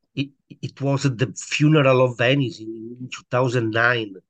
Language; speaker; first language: English; non-native, learner; Italian